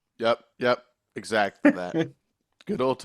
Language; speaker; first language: English; native; English